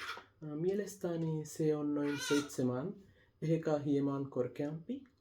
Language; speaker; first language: Finnish; non-native, learner; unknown